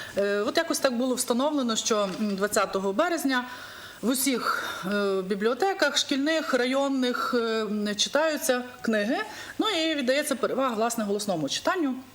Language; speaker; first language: Ukrainian; native; Ukrainian